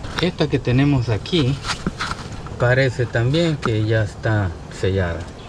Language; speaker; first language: Spanish; native; Spanish